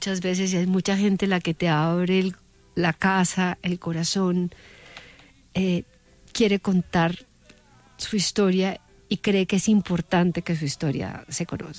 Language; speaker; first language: Spanish; native; Spanish